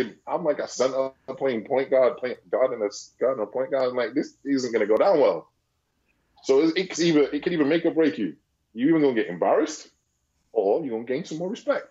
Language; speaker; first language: English; native; English